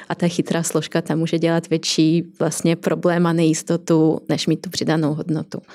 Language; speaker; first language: Czech; non-native, fluent; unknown